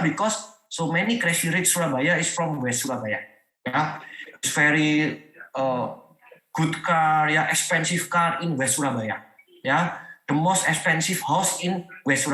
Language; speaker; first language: English; non-native, learner; Indonesian